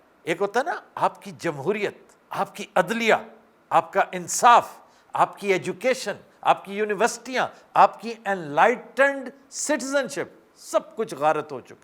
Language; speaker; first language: Urdu; native; Urdu